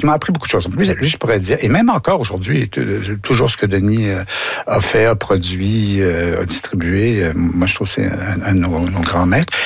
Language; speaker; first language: French; native; French